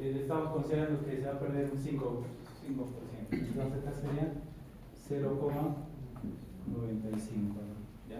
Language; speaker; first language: Spanish; native; Spanish